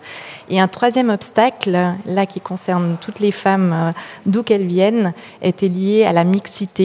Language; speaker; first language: French; native; French